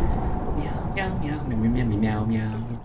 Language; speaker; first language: English; native; English